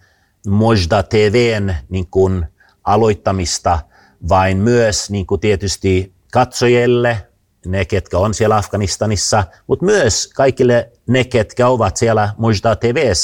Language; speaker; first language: Finnish; non-native, fluent; Swedish